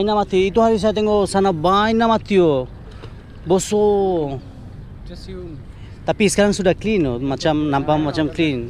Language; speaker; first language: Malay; non-native, learner; Bangla